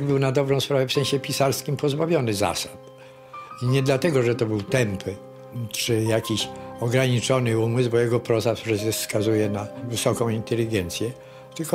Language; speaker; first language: Polish; native; Polish